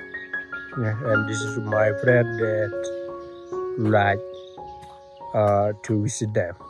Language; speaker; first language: English; non-native, learner; Khmer